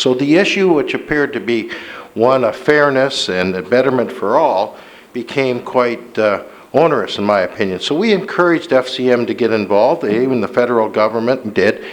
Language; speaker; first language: English; native; English